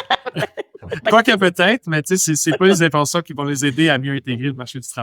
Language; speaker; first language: French; non-native, local second language; English